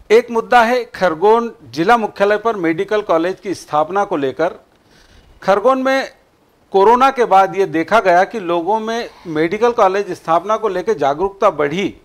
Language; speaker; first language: Hindi; native; Hindi